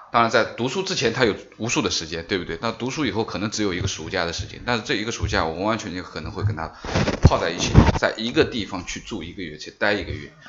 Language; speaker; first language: Chinese; native; Chinese